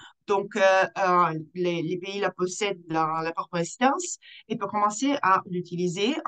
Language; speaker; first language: French; non-native, fluent; Italian